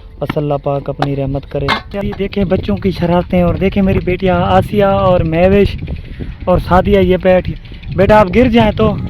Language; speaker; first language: Urdu; non-native, local second language; Punjabi